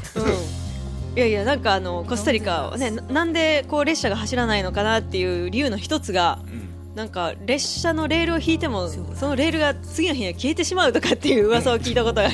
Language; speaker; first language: Japanese; native; Japanese